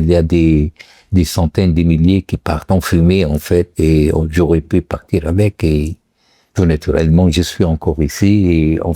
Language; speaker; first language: French; non-native, local second language; Arabic